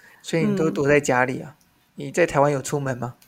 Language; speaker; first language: Chinese; native; Chinese